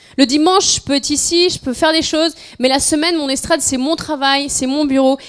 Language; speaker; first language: French; non-native, fluent; Spanish